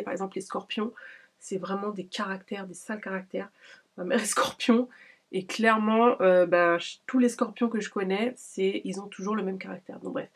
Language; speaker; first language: French; native; French